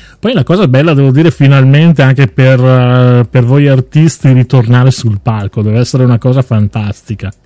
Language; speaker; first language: Italian; native; Italian